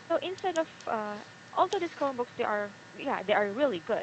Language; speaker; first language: English; non-native, fluent; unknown